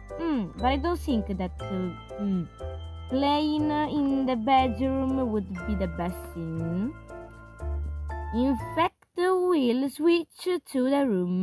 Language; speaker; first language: English; non-native, learner; Italian